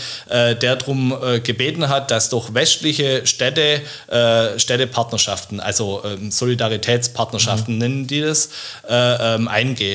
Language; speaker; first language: German; native; German